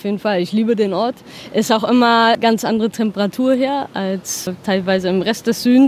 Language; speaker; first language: German; native; German